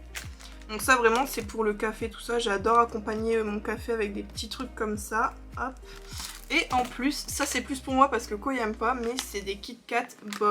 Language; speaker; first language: French; native; French